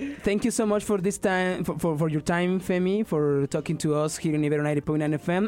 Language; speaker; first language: English; non-native, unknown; Spanish